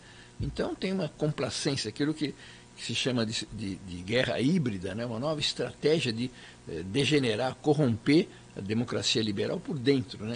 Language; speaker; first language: Portuguese; native; Portuguese